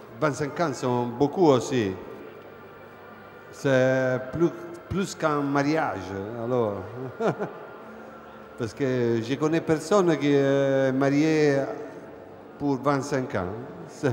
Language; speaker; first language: French; non-native, fluent; Italian